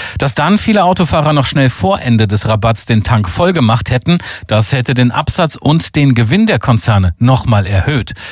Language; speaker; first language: German; native; German